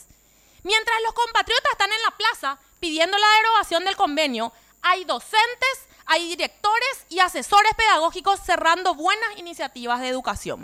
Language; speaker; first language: Spanish; native; Spanish